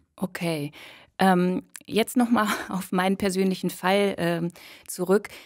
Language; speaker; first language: German; native; German